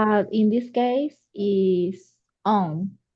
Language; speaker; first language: English; non-native, learner; Spanish